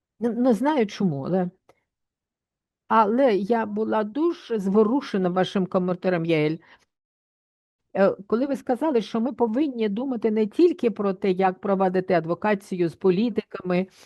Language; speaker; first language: Ukrainian; native; Ukrainian